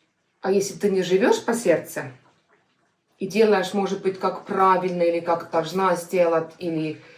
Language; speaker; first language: Russian; non-native, fluent; Estonian